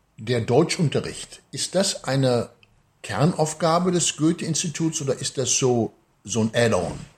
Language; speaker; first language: German; native; German